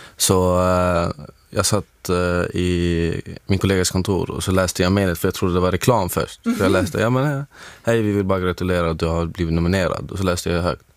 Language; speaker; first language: Swedish; non-native, fluent; Arabic